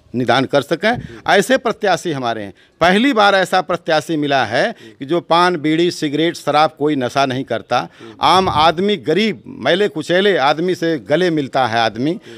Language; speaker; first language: Hindi; native; Hindi